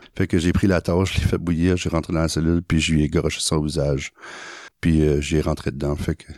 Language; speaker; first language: French; native; French